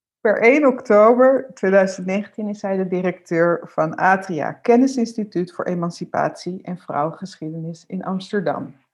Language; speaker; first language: Dutch; native; Dutch